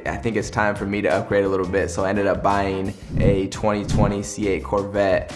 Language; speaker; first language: English; native; English